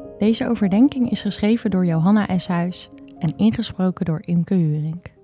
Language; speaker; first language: Dutch; native; Dutch